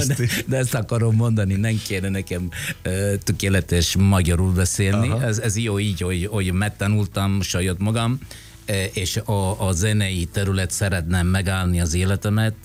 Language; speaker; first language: Hungarian; non-native, learner; Italian